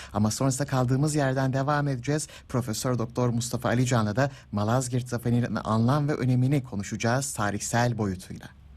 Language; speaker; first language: Turkish; native; Turkish